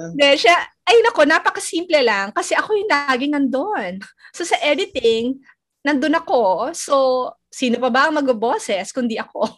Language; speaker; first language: Filipino; native; Filipino